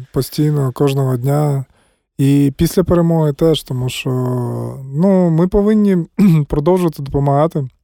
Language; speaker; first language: Ukrainian; non-native, local second language; Russian